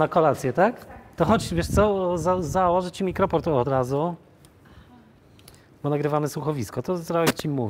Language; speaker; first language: Polish; native; Polish